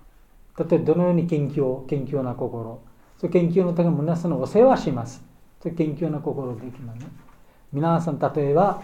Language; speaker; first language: Japanese; non-native, learner; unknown